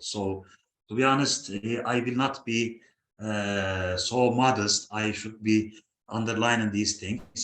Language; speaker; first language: English; non-native, fluent; Turkish